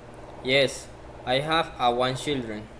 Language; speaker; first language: English; non-native, learner; Spanish